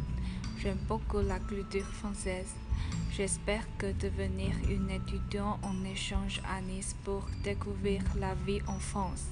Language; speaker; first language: French; non-native, learner; Chinese